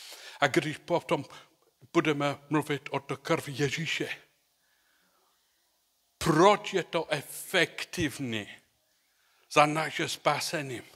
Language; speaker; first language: Czech; non-native, learner; English